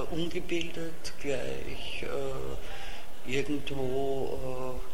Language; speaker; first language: German; non-native, local second language; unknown